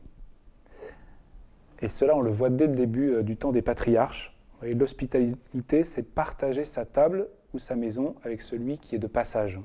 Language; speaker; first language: French; native; French